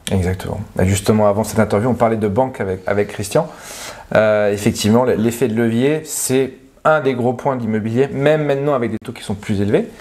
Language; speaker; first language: French; native; French